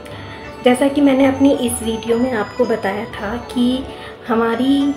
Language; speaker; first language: Hindi; native; Hindi